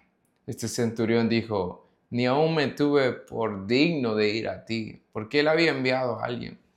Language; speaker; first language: Spanish; native; Spanish